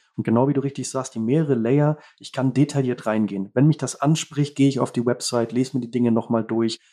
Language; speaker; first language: German; native; German